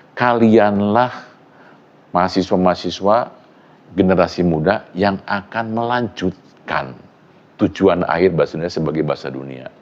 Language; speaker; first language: Indonesian; non-native, local second language; Sundanese